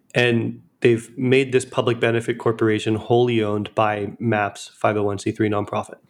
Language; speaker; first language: English; native; English